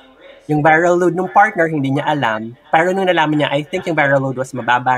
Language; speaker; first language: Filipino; native; Filipino